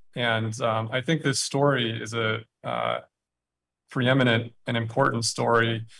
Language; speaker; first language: English; native; English